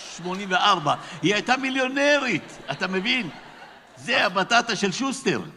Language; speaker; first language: Hebrew; native; Hebrew